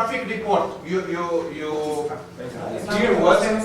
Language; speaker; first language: English; non-native, learner; Romanian